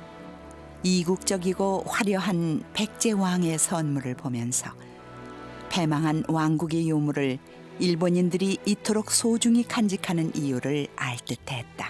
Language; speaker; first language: Korean; native; Korean